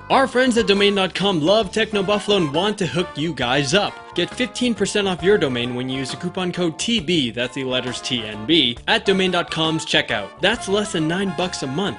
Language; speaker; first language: English; native; English